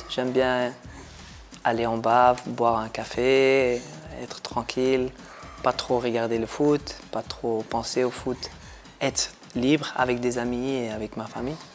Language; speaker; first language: French; non-native, local second language; Dutch